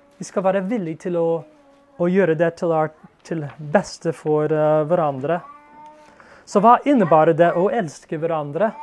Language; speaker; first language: Norwegian; non-native, fluent; English